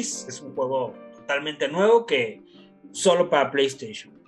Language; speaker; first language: Spanish; native; Spanish